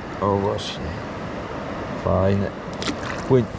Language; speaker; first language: Polish; native; Polish